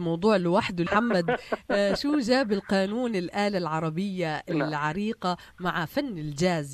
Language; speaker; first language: Arabic; native; Arabic